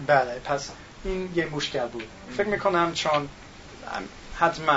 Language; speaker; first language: Persian; non-native, learner; English